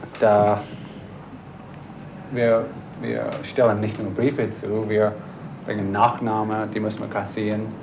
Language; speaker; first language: German; non-native, fluent; English